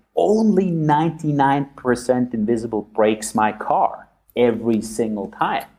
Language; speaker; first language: English; non-native, fluent; German